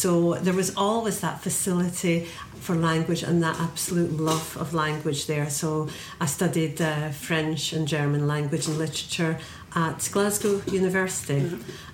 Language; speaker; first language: English; native; English